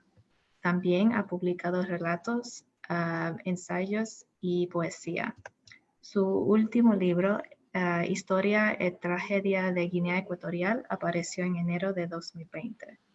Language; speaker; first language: Spanish; non-native, learner; English